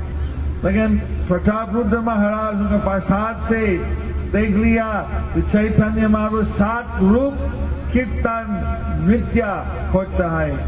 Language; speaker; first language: Hindi; non-native, learner; English